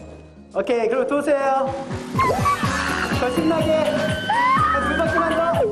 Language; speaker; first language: Korean; native; Korean